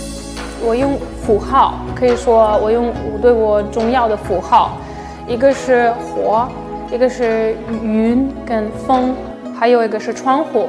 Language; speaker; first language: Chinese; non-native, fluent; Russian